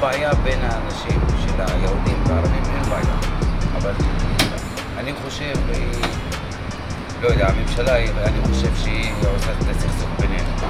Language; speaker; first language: Hebrew; non-native, local second language; Arabic